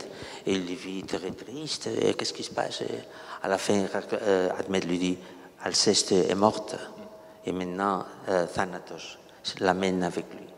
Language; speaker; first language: French; non-native, learner; Catalan